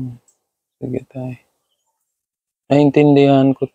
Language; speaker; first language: Filipino; non-native, learner; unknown